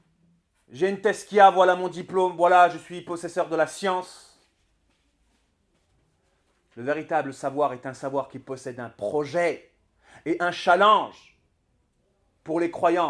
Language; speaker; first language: French; native; French